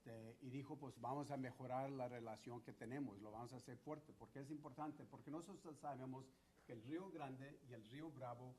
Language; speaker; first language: Spanish; early bilingual, heritage; Spanish